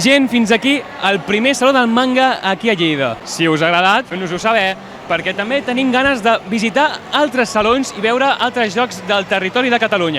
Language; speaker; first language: Catalan; native; Catalan